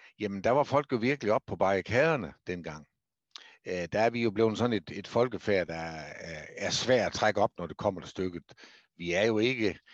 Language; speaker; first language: Danish; native; Danish